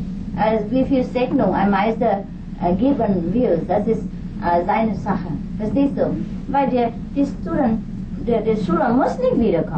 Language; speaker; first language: German; non-native, learner; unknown